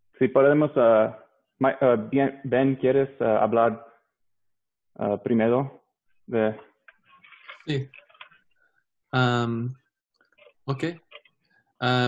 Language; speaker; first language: Spanish; non-native, learner; English